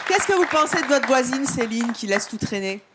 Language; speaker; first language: French; native; French